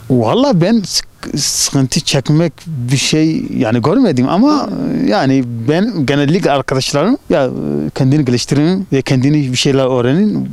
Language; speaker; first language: Turkish; non-native, fluent; Arabic